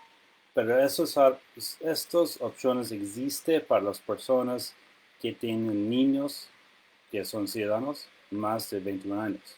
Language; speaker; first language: Spanish; non-native, fluent; English